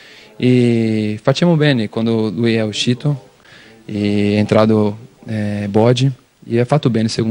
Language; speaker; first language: Italian; non-native, learner; Portuguese